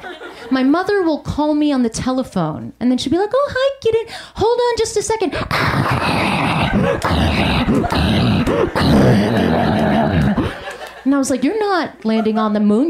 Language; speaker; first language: English; native; English